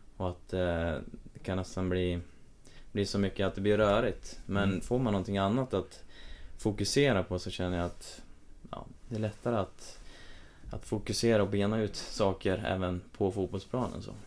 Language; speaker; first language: Swedish; native; Swedish